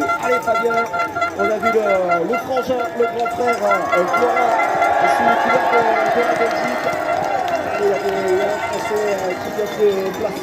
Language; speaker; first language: French; native; French